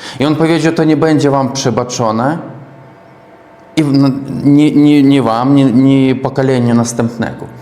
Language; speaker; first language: Polish; non-native, learner; Russian